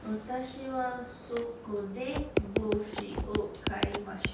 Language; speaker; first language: Japanese; non-native, learner; English